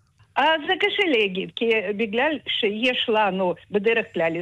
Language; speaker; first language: Hebrew; non-native, fluent; Russian